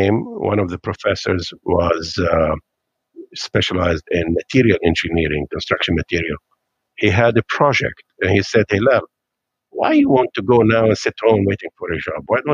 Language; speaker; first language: English; non-native, fluent; Arabic